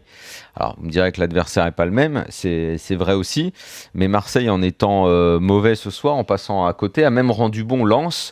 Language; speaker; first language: French; native; French